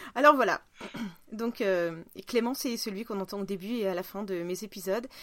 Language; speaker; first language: French; non-native, fluent; Russian